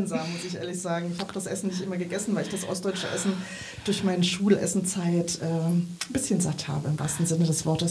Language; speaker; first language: German; native; German